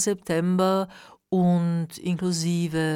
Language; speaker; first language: German; native; German